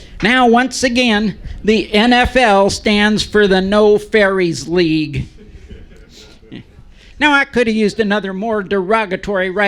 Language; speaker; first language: English; native; English